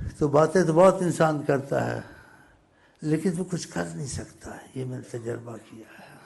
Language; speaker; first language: Urdu; non-native, local second language; Saraiki